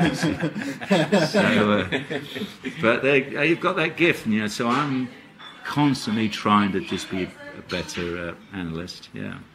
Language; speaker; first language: English; native; English